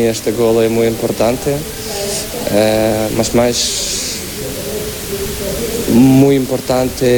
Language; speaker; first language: Portuguese; non-native, learner; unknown